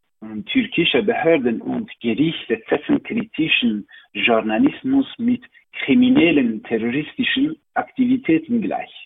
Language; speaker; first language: German; non-native, learner; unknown